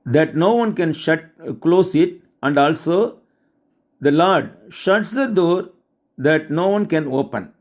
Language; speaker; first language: English; non-native, local second language; Tamil